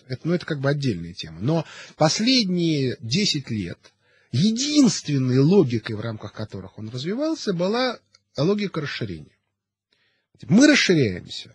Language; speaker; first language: Russian; native; Russian